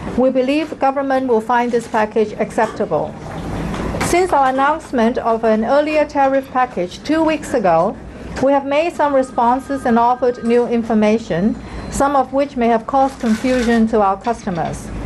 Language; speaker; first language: English; non-native, local second language; Cantonese